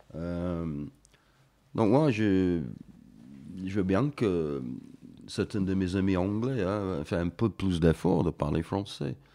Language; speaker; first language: French; non-native, fluent; English